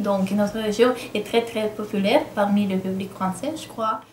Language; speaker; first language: French; non-native, fluent; Russian